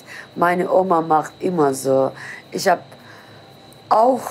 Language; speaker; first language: German; non-native, learner; Turkish